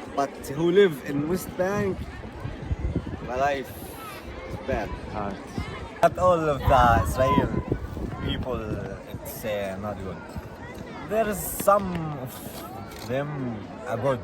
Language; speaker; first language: English; non-native, learner; Arabic